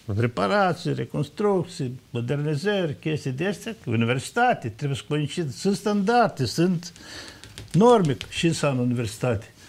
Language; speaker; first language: Romanian; native; Romanian